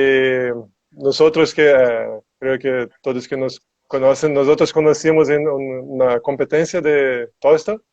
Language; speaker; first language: Spanish; non-native, learner; Portuguese